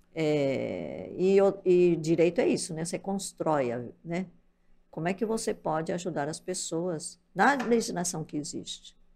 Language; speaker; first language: Portuguese; early bilingual, other home language; Japanese